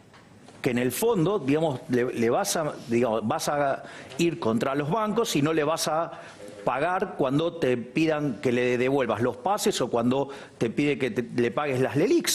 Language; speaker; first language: Spanish; native; Spanish